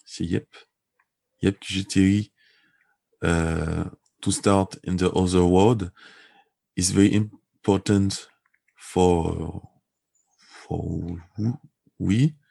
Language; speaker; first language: English; non-native, learner; French